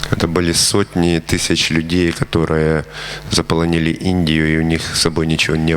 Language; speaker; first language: Russian; native; Russian